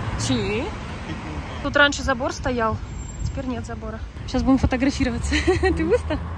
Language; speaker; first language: Russian; native; Russian